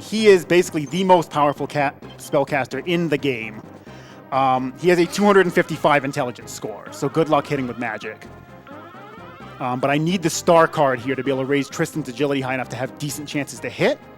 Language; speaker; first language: English; native; English